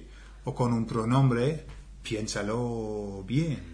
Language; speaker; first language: Spanish; non-native, fluent; English